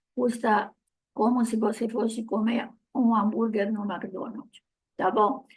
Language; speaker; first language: Portuguese; non-native, fluent; Italian